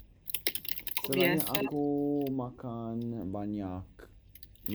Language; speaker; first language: Indonesian; non-native, learner; English